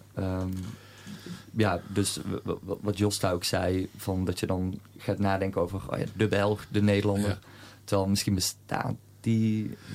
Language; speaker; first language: Dutch; native; Dutch